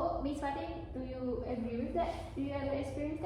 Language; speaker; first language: English; non-native, learner; Malay